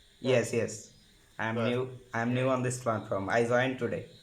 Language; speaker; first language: English; non-native, learner; Bangla